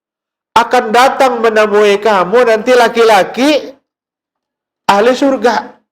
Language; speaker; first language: Indonesian; non-native, local second language; Banjar